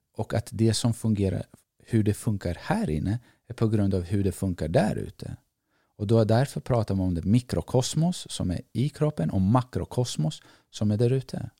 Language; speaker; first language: Swedish; early bilingual, other home language; Greek